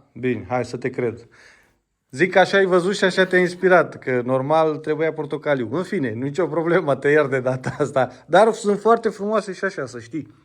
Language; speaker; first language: Romanian; native; Romanian